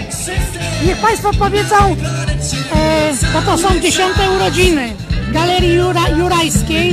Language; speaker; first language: Polish; native; Polish